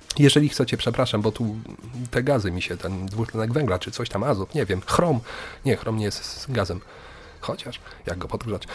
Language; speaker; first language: Polish; native; Polish